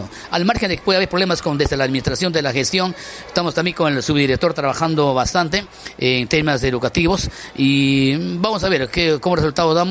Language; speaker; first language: Spanish; native; Spanish